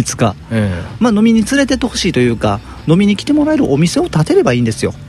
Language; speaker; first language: Japanese; native; Japanese